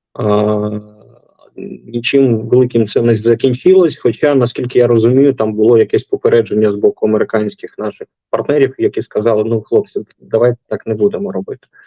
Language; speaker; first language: Ukrainian; non-native, local second language; Russian